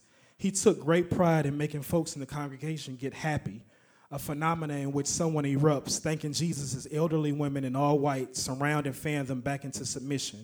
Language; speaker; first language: English; native; English